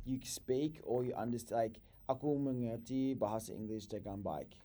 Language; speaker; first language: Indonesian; non-native, learner; English